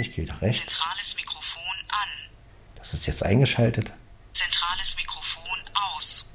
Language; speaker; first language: German; native; German